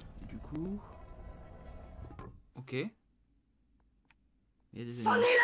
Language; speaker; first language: French; native; French